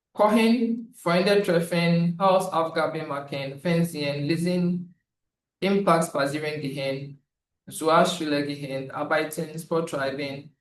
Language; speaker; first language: German; non-native, fluent; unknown